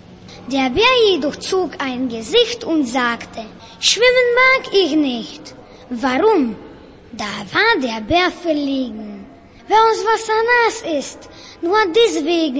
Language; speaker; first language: German; non-native, learner; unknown